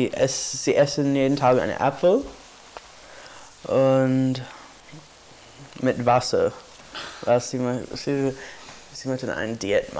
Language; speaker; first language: German; non-native, learner; English